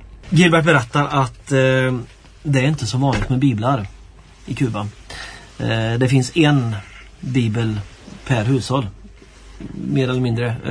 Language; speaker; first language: Swedish; native; Swedish